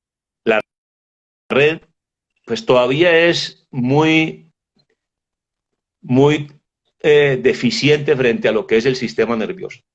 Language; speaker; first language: Spanish; native; Spanish